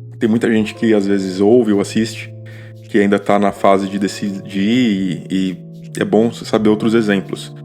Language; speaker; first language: Portuguese; native; Portuguese